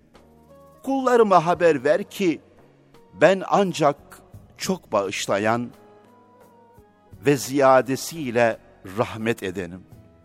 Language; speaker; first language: Turkish; native; Turkish